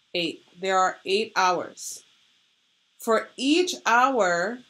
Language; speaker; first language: English; native; English